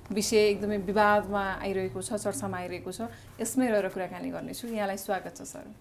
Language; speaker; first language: Nepali; native; Nepali